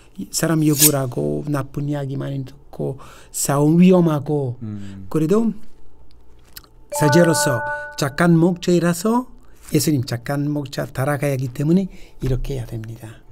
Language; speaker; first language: Korean; non-native, fluent; Italian